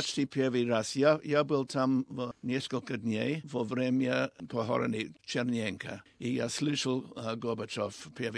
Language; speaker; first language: Russian; non-native, learner; English